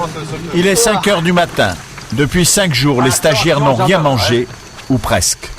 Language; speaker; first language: French; native; French